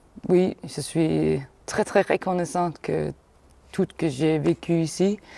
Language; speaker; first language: French; non-native, fluent; Danish